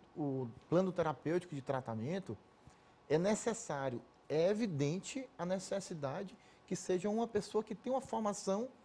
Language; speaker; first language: Portuguese; native; Portuguese